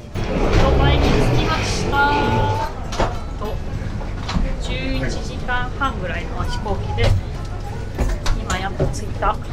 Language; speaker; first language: Japanese; non-native, fluent; German